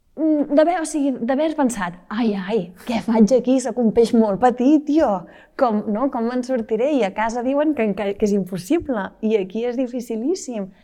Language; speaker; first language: Catalan; native; Catalan